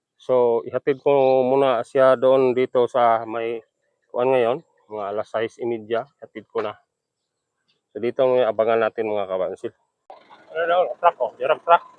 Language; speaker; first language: Filipino; non-native, local second language; Hiligaynon